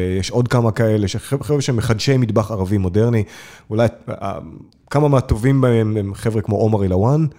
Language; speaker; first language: Hebrew; native; Hebrew